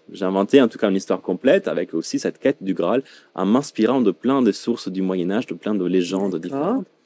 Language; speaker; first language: French; non-native, fluent; Italian